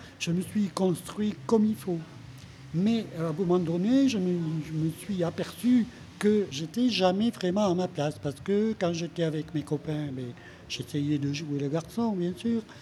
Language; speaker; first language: French; native; French